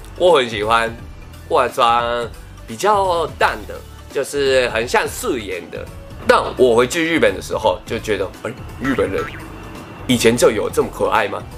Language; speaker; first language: Chinese; non-native, fluent; Japanese